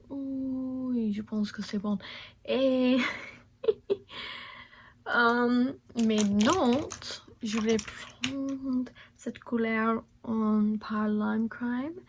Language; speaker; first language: French; non-native, learner; English